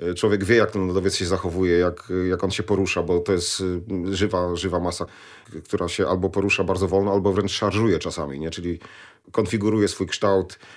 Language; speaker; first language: Polish; native; Polish